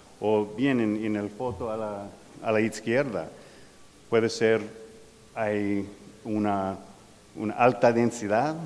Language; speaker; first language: Spanish; non-native, learner; English